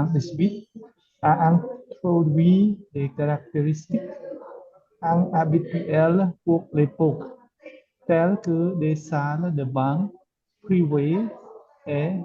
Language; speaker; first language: French; non-native, learner; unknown